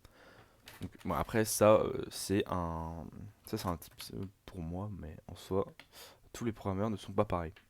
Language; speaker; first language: French; native; French